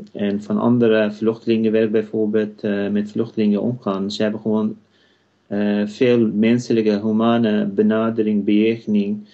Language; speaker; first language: Dutch; non-native, fluent; Kurdish